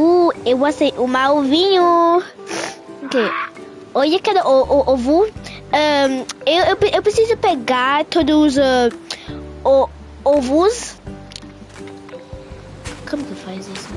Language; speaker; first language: Portuguese; early bilingual, heritage; Portuguese